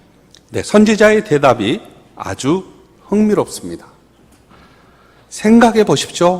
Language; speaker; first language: Korean; native; Korean